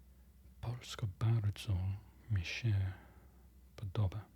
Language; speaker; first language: Polish; non-native, learner; English